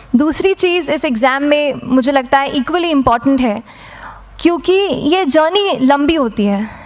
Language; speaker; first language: Hindi; native; Hindi